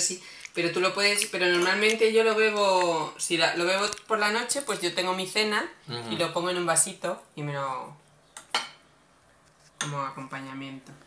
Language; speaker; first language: Spanish; native; Spanish